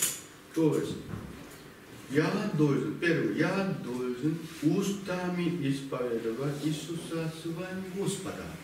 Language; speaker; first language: Russian; non-native, learner; Korean